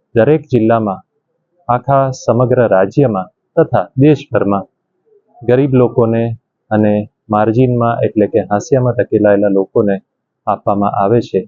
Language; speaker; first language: Gujarati; native; Gujarati